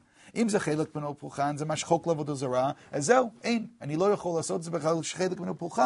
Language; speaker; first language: Hebrew; non-native, fluent; English